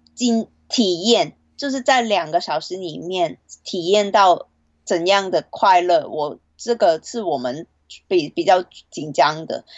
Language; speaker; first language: Chinese; non-native, fluent; Cantonese